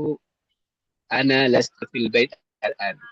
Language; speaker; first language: Arabic; non-native, fluent; Indonesian